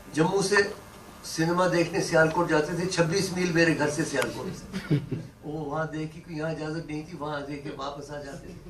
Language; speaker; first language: Hindi; non-native, local second language; Dogri